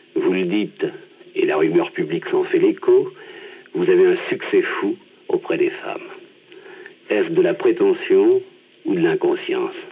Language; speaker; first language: French; native; French